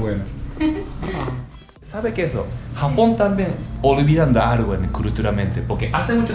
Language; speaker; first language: Spanish; non-native, learner; Japanese